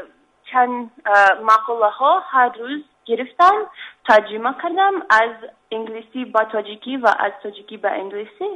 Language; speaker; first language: Persian; non-native, learner; English